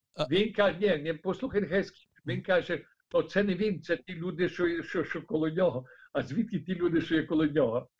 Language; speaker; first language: Ukrainian; early bilingual, heritage; Ukrainian